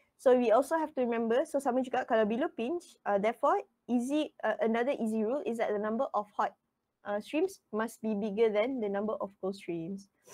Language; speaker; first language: English; non-native, local second language; Malay